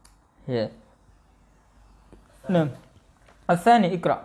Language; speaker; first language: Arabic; non-native, fluent; Indonesian